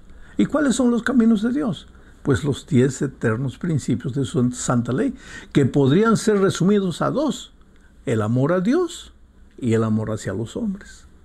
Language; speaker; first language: Spanish; native; Spanish